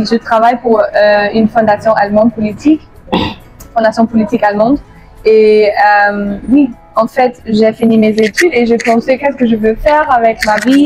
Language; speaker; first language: French; non-native, fluent; German